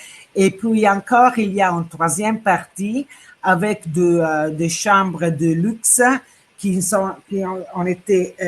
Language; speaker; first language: French; non-native, fluent; Italian